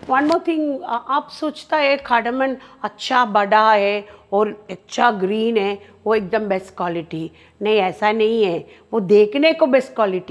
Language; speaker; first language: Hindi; non-native, local second language; Malayalam